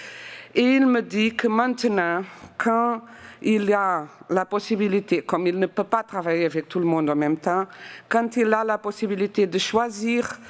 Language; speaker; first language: French; non-native, fluent; Portuguese